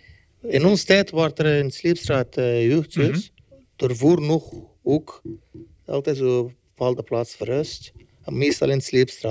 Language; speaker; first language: Dutch; early bilingual, other home language; Turkish